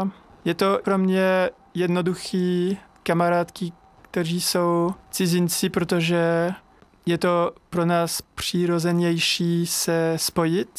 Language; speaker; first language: Czech; non-native, learner; French